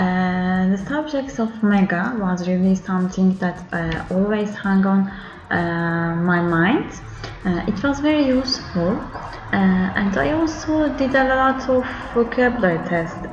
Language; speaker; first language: English; non-native, learner; Turkish